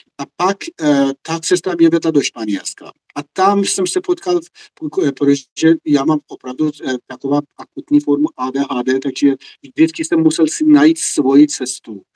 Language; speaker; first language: Czech; non-native, fluent; Persian